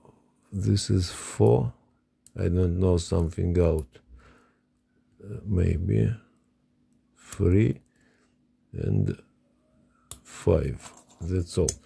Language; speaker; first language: English; non-native, learner; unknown